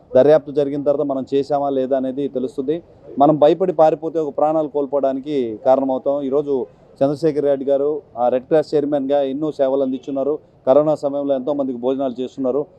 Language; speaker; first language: Telugu; native; Telugu